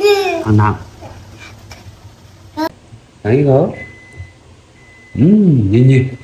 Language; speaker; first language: Chinese; native; Chinese